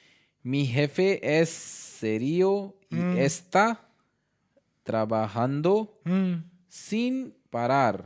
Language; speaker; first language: Spanish; non-native, learner; Hindi